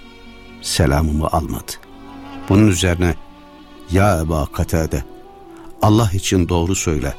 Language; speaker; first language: Turkish; native; Turkish